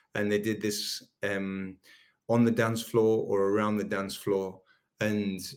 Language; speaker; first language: English; native; English